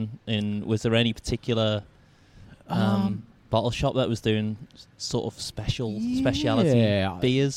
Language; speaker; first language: English; native; English